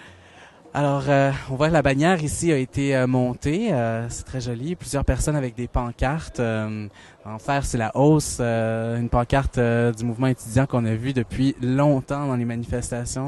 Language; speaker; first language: French; native; French